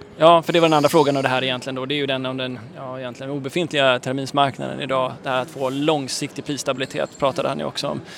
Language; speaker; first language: Swedish; native; Swedish